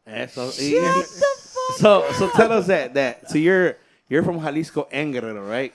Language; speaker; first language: English; early bilingual, other home language; Spanish